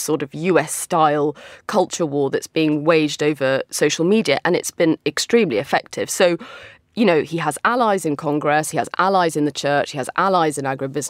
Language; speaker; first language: English; native; English